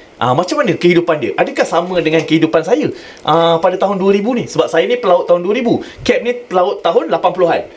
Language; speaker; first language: Malay; native; Malay